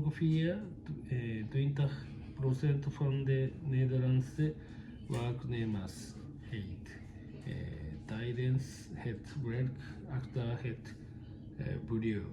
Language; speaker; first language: Dutch; non-native, learner; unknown